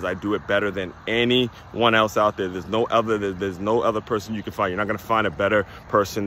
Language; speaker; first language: English; native; English